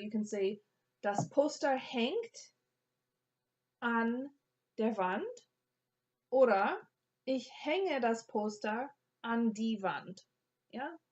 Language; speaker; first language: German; non-native, fluent; English